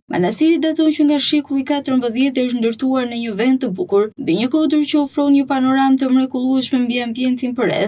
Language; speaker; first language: Albanian; native; Albanian